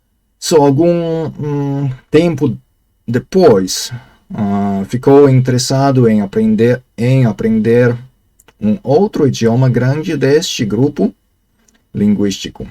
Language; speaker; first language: Portuguese; non-native, learner; Slovak